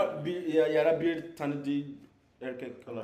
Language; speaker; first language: Turkish; non-native, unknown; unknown